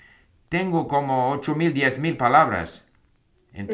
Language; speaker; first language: Spanish; non-native, fluent; English